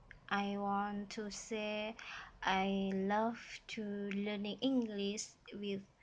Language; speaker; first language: English; non-native, learner; Indonesian